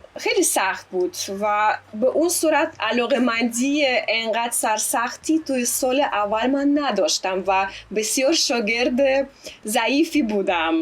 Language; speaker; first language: Persian; non-native, fluent; Russian